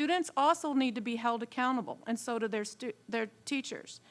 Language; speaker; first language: English; native; English